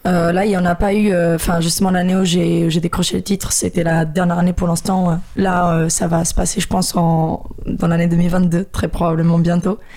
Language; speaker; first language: French; non-native, fluent; Portuguese